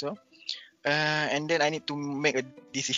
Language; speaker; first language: English; non-native, local second language; Malay